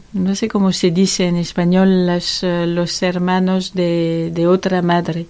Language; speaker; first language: Spanish; non-native, learner; French